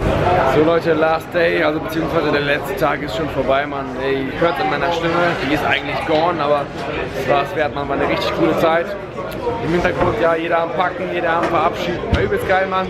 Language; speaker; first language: German; native; German